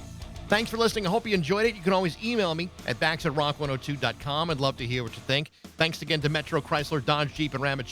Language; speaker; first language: English; native; English